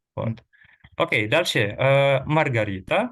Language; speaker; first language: Russian; non-native, fluent; Indonesian